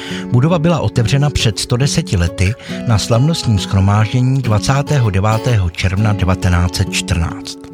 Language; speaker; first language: Czech; native; Czech